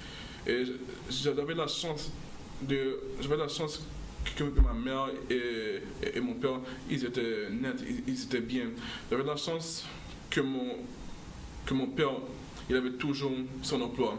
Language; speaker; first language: French; non-native, local second language; English